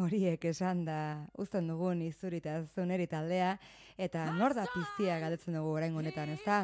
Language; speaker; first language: Basque; native; Basque